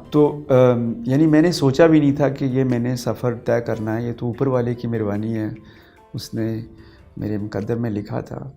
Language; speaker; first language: Urdu; non-native, local second language; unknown